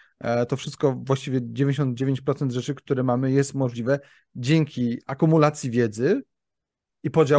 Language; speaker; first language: Polish; native; Polish